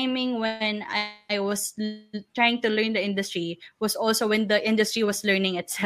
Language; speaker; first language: English; non-native, local second language; Filipino